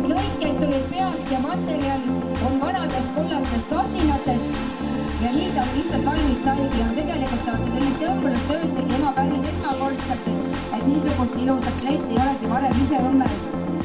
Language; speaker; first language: Estonian; native; Estonian